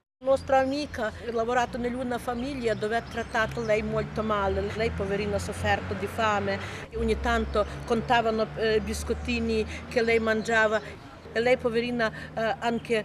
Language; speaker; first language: Italian; non-native, learner; Ukrainian